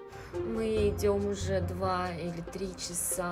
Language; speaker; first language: Russian; native; Russian